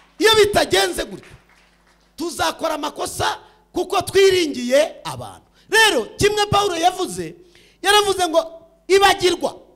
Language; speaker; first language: Kinyarwanda; early bilingual, heritage; Kinyarwanda